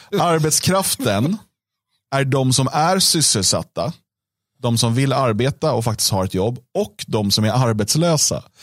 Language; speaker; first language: Swedish; native; Swedish